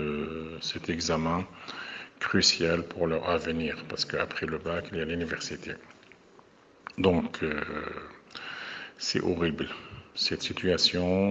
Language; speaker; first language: French; non-native, fluent; Arabic